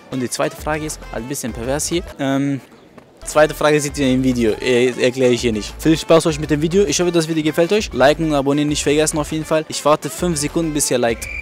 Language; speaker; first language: German; non-native, fluent; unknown